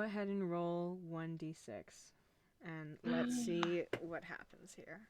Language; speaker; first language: English; native; English